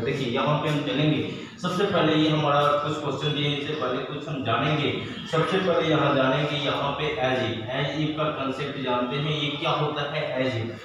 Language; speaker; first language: Hindi; native; Hindi